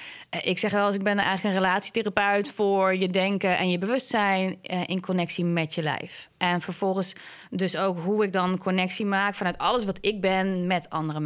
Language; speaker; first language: Dutch; native; Dutch